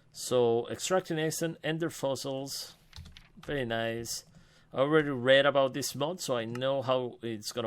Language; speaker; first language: English; non-native, fluent; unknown